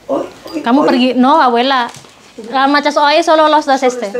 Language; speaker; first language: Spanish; non-native, learner; Indonesian